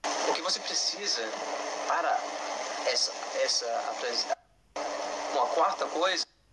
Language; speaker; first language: Portuguese; non-native, fluent; English